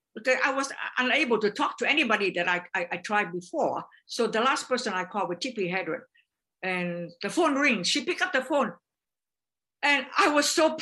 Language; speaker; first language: English; non-native, learner; Vietnamese